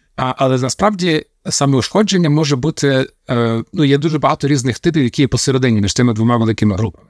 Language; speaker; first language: Ukrainian; native; Ukrainian